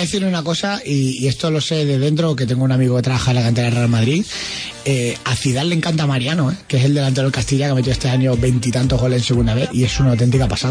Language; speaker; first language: Spanish; native; Spanish